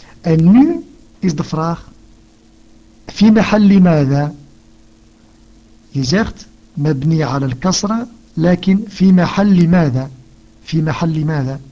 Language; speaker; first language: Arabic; non-native, fluent; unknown